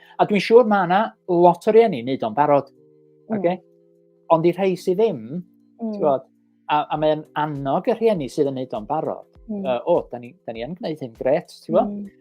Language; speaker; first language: Welsh; native; Welsh